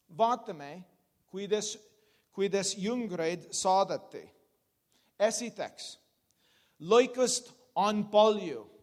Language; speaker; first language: Estonian; non-native, learner; English